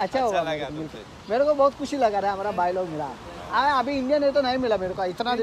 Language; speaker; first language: Hindi; non-native, local second language; Telugu